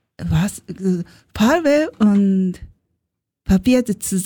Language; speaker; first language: German; non-native, learner; Japanese